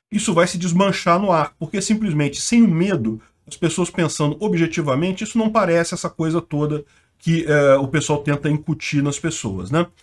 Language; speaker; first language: Portuguese; native; Portuguese